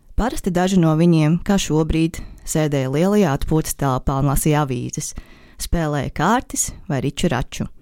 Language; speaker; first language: Latvian; native; Latvian